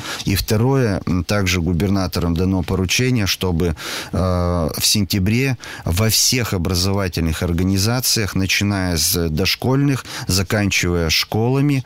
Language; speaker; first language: Russian; native; Russian